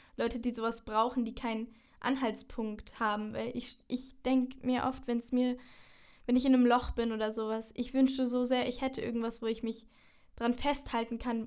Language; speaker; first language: German; native; German